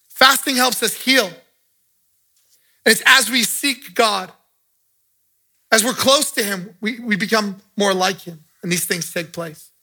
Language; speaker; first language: English; native; English